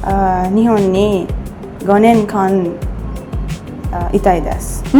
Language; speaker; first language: Japanese; non-native, learner; Sinhala